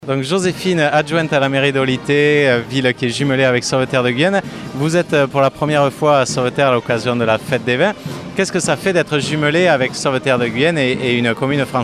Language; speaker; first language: French; native; French